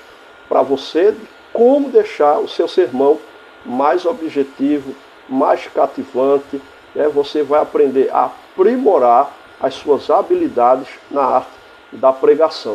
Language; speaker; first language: Portuguese; native; Portuguese